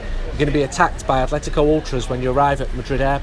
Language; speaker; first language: English; native; English